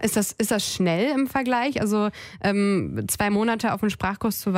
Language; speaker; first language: German; native; German